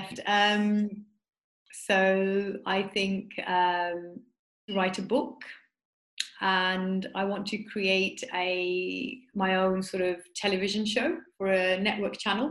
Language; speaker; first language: English; native; English